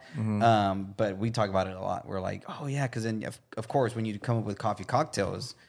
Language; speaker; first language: English; native; English